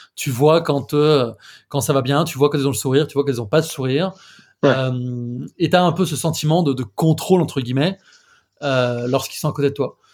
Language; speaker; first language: French; native; French